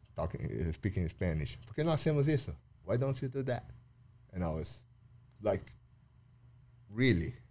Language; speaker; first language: English; non-native, fluent; Portuguese